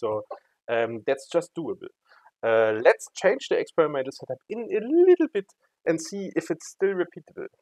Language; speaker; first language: English; non-native, fluent; German